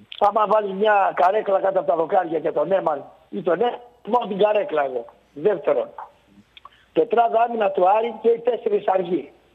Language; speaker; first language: Greek; native; Greek